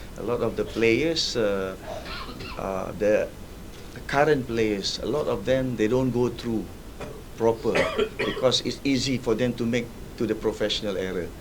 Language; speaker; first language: English; non-native, local second language; Malay